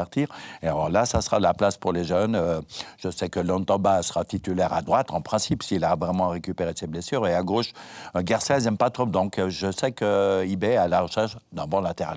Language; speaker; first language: French; native; French